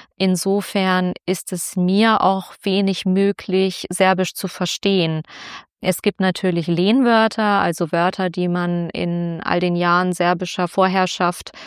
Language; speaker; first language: German; early bilingual, other home language; Albanian